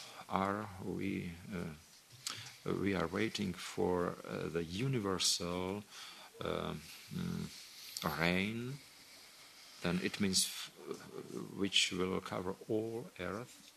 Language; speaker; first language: English; non-native, fluent; Slovak